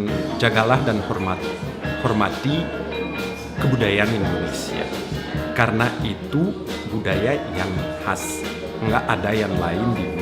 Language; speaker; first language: Indonesian; non-native, fluent; Russian